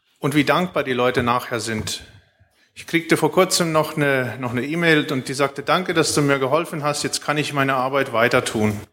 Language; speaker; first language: German; early bilingual, heritage; Plautdietsch